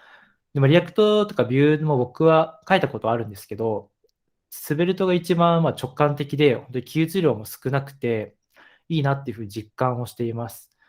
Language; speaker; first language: Japanese; native; Japanese